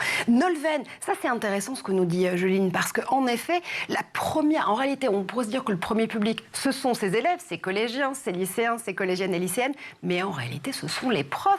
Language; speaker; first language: French; native; French